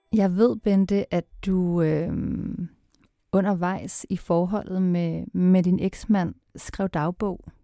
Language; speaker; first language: Danish; native; Danish